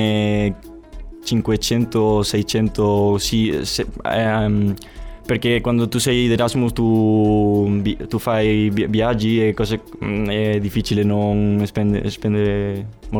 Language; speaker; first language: Italian; non-native, learner; Spanish